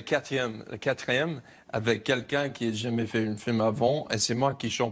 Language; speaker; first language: French; non-native, fluent; English